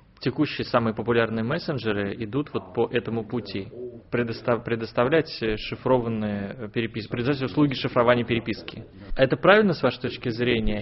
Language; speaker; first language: Russian; native; Russian